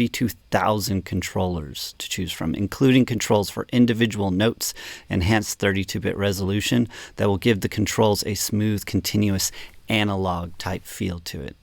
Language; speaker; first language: English; native; English